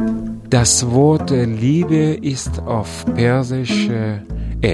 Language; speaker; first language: German; non-native, fluent; Persian